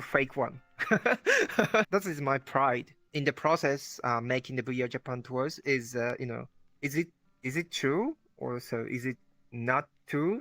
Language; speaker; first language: English; non-native, learner; Japanese